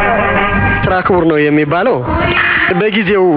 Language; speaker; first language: Amharic; native; Amharic